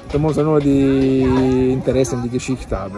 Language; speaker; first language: German; non-native, fluent; Italian